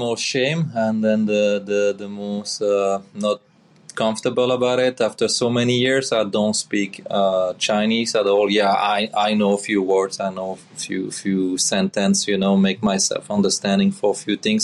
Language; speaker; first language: English; non-native, fluent; French